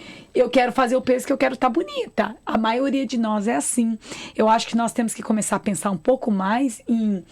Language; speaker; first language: Portuguese; native; Portuguese